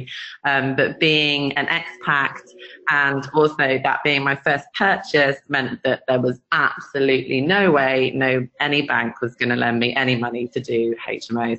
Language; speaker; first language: English; native; English